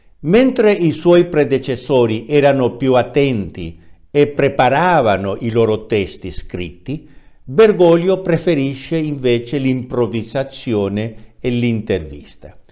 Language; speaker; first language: Italian; non-native, fluent; Spanish